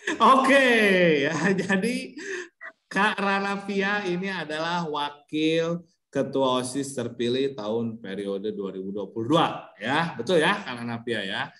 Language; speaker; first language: Indonesian; early bilingual, heritage; Indonesian